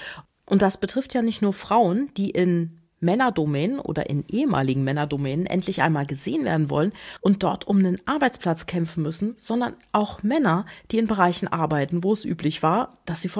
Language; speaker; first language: German; native; German